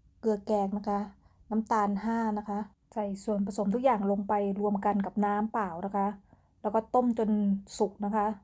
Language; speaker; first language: Thai; native; Thai